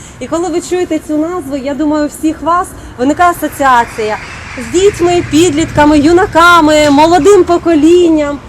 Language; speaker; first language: Ukrainian; native; Ukrainian